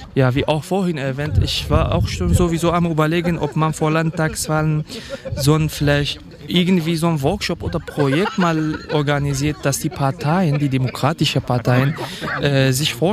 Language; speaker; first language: German; non-native, fluent; Kurdish